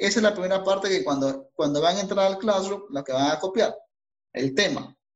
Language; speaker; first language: Spanish; native; Spanish